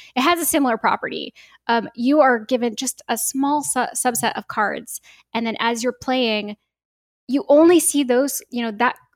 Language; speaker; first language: English; native; English